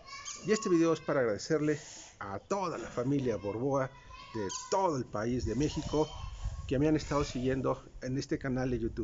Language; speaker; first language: Spanish; native; Spanish